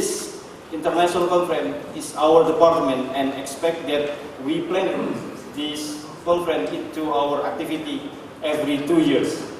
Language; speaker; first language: English; non-native, learner; Indonesian